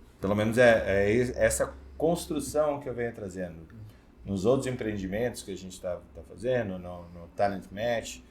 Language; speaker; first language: Portuguese; native; Portuguese